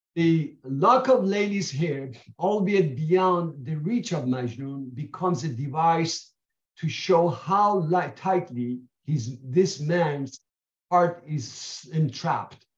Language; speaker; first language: English; non-native, fluent; Persian